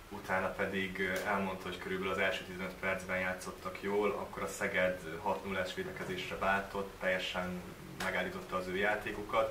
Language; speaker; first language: Hungarian; native; Hungarian